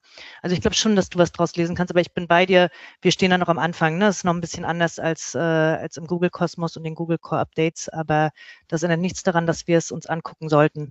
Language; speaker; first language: German; native; German